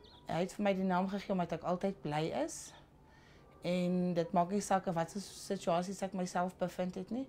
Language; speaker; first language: Afrikaans; non-native, local second language; Southern Sotho